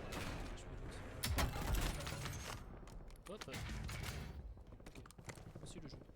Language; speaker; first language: French; native; French